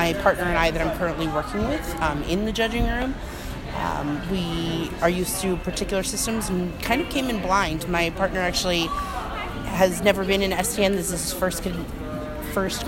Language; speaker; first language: English; native; English